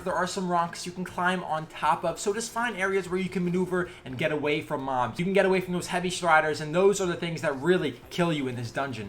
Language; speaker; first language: English; native; English